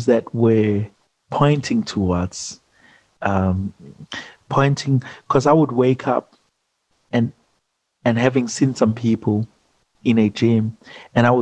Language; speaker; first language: English; non-native, local second language; Zulu